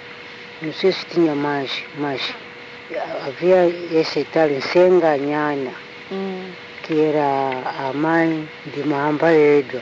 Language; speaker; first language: Portuguese; non-native, local second language; Tsonga